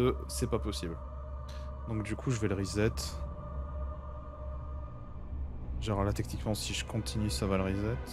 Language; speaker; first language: French; native; French